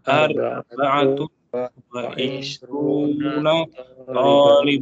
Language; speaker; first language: Arabic; non-native, learner; Indonesian